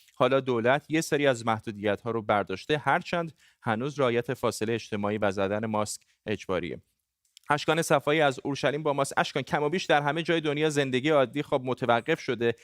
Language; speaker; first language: Persian; non-native, local second language; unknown